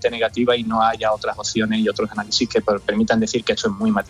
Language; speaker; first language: Spanish; native; Spanish